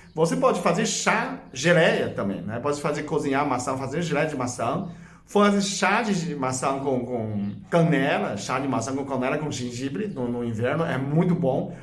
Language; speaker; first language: Portuguese; non-native, fluent; Chinese